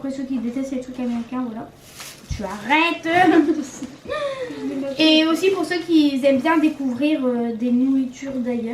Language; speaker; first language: French; native; French